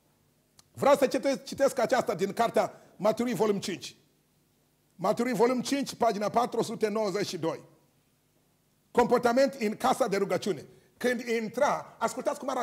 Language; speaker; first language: Romanian; non-native, learner; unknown